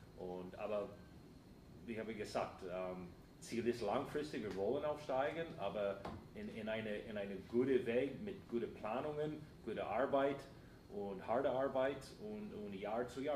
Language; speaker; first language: German; non-native, fluent; English